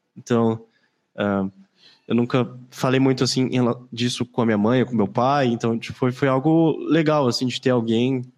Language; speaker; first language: Portuguese; native; Portuguese